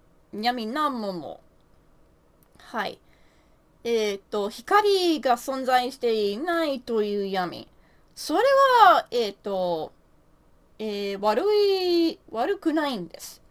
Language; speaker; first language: Japanese; non-native, learner; English